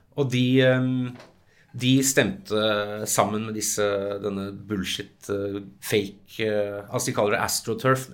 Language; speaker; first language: Norwegian; early bilingual, other home language; English